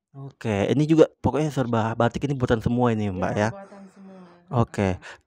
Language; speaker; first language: Indonesian; native; Indonesian